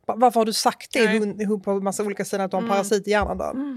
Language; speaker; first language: Swedish; native; Swedish